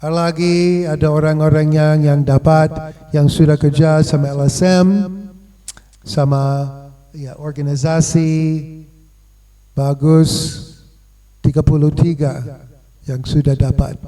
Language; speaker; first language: Indonesian; non-native, fluent; English